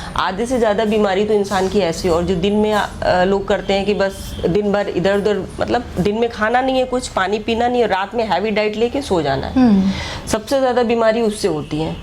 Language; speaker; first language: Hindi; native; Hindi